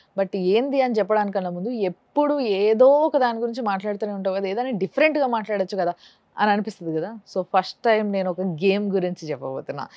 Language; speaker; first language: Telugu; native; Telugu